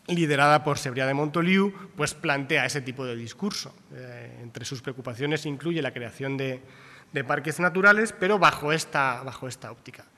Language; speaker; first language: Spanish; native; Spanish